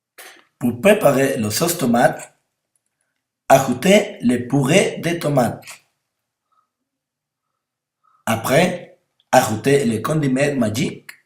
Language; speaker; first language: French; non-native, learner; Spanish